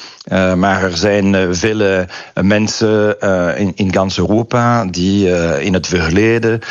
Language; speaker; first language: Dutch; non-native, local second language; French